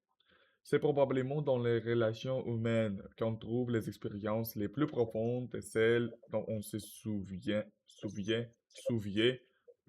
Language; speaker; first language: French; non-native, learner; Russian